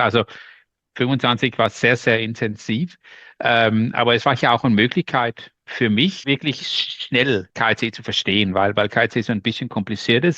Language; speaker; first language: German; non-native, learner; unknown